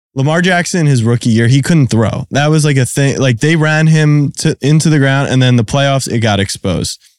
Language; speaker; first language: English; native; English